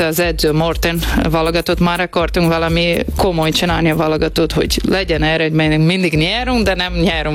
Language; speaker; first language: Hungarian; non-native, learner; Portuguese